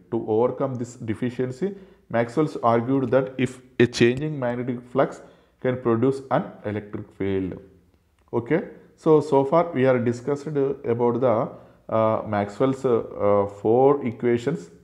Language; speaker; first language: English; non-native, local second language; Telugu